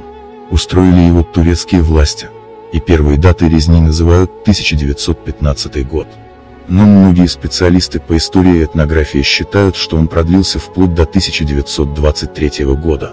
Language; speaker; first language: Russian; native; Russian